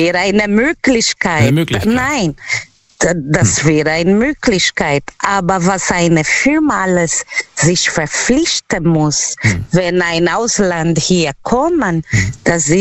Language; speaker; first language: German; non-native, learner; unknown